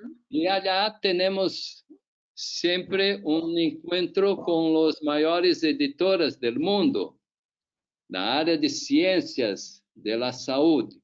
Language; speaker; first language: Spanish; non-native, learner; Portuguese